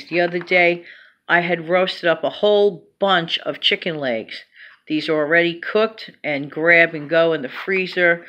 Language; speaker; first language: English; native; English